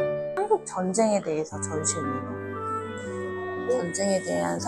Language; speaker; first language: Korean; native; Korean